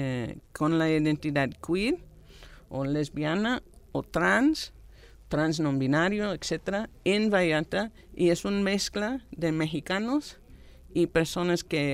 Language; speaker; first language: Spanish; non-native, fluent; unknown